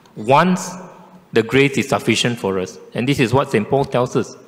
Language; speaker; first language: English; non-native, local second language; Chinese